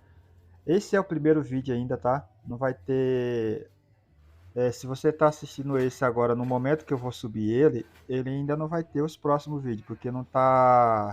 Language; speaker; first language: Portuguese; native; Portuguese